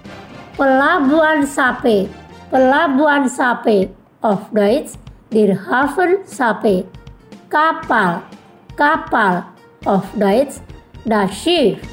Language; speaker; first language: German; non-native, fluent; Indonesian